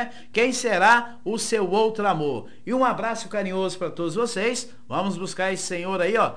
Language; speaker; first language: Portuguese; native; Portuguese